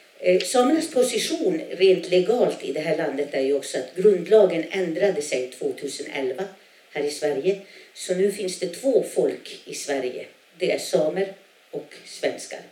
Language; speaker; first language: Swedish; non-native, local second language; Northern Sami